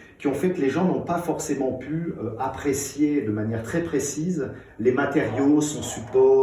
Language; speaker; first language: French; native; French